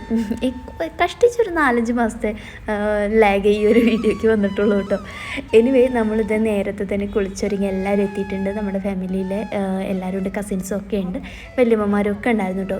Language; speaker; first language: Malayalam; native; Malayalam